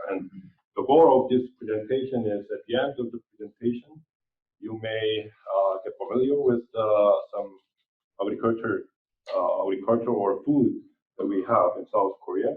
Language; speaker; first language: English; non-native, fluent; Korean